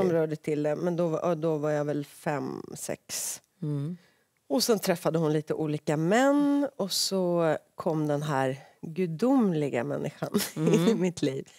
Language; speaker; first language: Swedish; native; Swedish